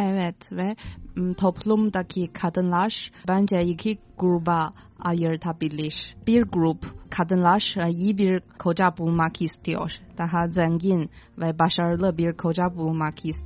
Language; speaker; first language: Turkish; non-native, fluent; Chinese